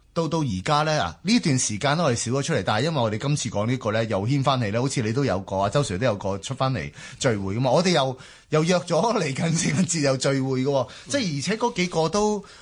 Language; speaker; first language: Cantonese; native; Cantonese